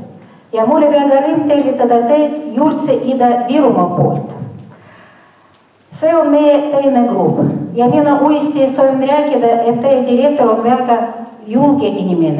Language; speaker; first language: Estonian; non-native, local second language; Russian